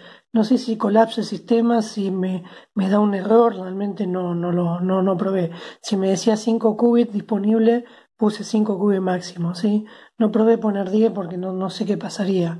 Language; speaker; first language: Spanish; native; Spanish